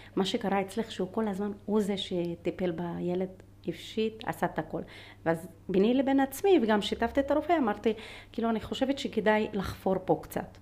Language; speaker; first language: Hebrew; non-native, local second language; Arabic